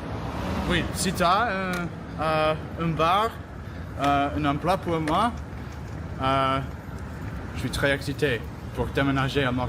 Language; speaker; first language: French; non-native, learner; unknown